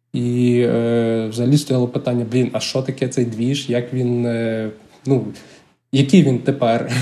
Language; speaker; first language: Ukrainian; native; Ukrainian